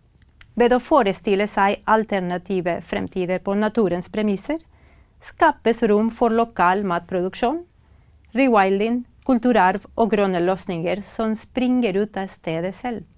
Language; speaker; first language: Norwegian; non-native, fluent; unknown